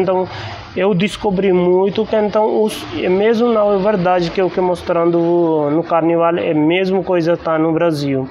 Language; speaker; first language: Portuguese; non-native, learner; Hindi